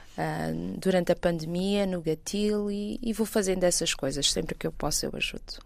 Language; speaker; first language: Portuguese; non-native, local second language; Kabuverdianu